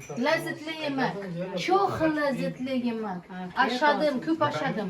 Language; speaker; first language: Turkish; non-native, learner; Russian